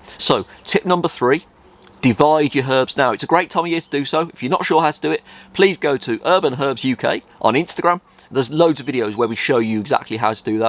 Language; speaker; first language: English; native; English